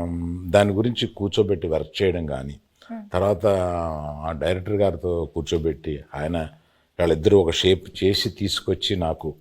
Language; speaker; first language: Telugu; native; Telugu